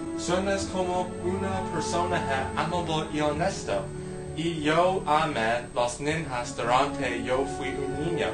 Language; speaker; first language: Spanish; non-native, learner; English